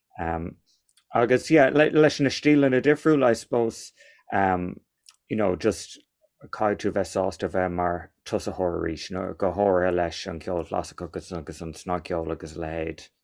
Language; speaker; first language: Irish; non-native, local second language; English